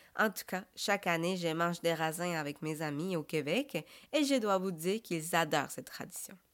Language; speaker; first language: French; non-native, fluent; Spanish